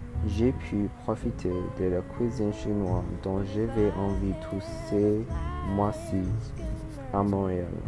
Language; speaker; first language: French; non-native, learner; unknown